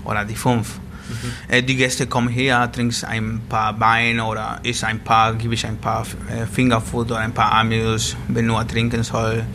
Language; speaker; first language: German; non-native, learner; Spanish